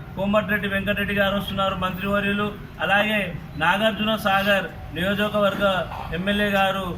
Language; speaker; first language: Telugu; non-native, local second language; Lambadi